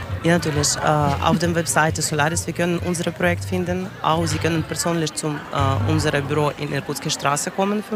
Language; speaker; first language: German; non-native, learner; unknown